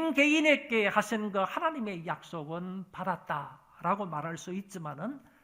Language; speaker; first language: Korean; native; Korean